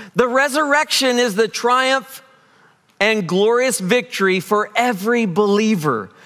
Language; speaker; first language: English; native; English